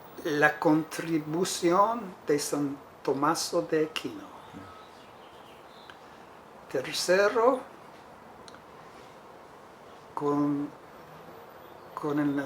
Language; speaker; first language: Spanish; non-native, fluent; English